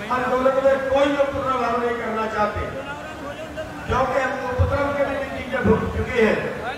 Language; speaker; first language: Hindi; native; Hindi